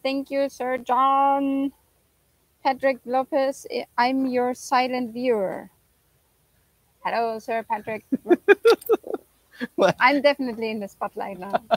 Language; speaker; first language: English; non-native, fluent; German